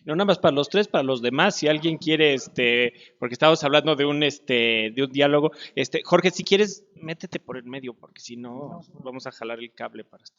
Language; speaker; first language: Spanish; native; Spanish